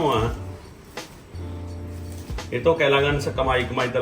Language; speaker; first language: Filipino; non-native, learner; Punjabi